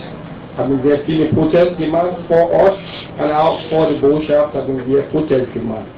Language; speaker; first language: German; non-native, learner; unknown